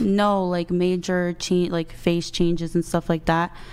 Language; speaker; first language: English; early bilingual, other home language; Portuguese